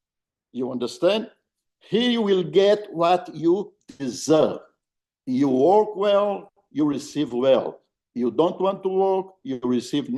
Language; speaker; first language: English; non-native, fluent; Portuguese